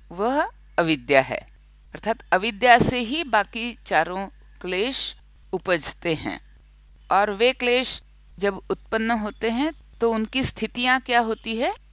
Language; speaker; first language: Hindi; non-native, local second language; Marathi